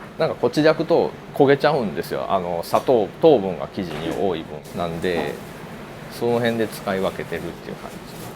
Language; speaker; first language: Japanese; native; Japanese